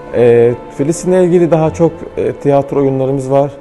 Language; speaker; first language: Turkish; non-native, fluent; Arabic